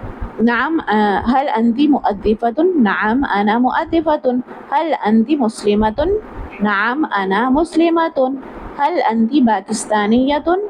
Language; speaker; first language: Arabic; non-native, learner; Urdu